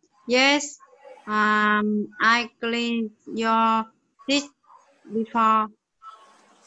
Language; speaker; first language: English; non-native, learner; Vietnamese